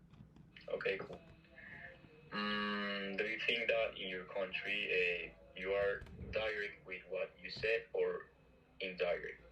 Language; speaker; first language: English; non-native, fluent; Spanish